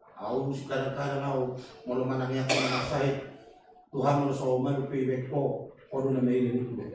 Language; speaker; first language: Indonesian; non-native, local second language; Batak Toba